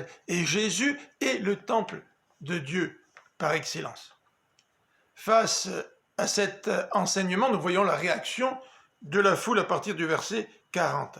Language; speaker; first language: French; native; French